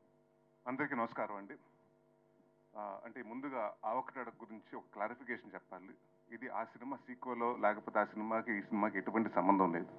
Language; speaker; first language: Telugu; native; Telugu